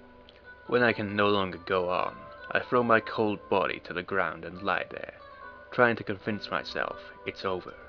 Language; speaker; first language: English; native; English